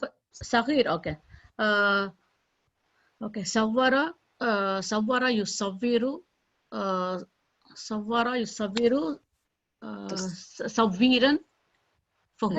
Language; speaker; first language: Arabic; non-native, learner; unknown